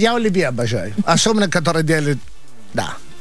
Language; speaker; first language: Russian; non-native, learner; Italian